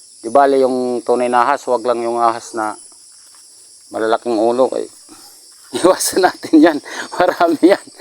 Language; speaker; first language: Filipino; non-native, local second language; Waray